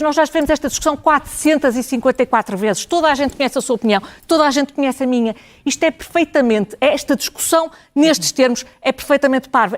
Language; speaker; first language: Portuguese; native; Portuguese